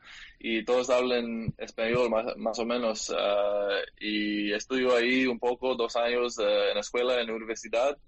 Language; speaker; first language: Spanish; non-native, learner; English